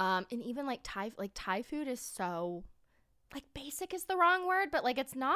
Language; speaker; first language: English; native; English